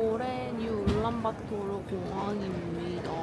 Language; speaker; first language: Korean; non-native, learner; Mongolian